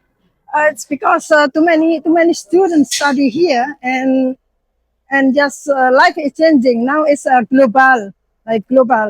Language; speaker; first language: English; non-native, learner; Indonesian